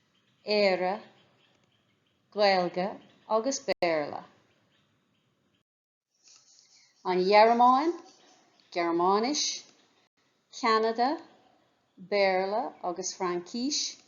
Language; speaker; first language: Irish; non-native, local second language; English